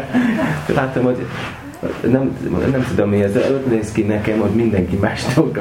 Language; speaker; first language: Hungarian; non-native, learner; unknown